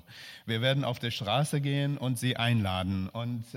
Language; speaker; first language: German; non-native, learner; Persian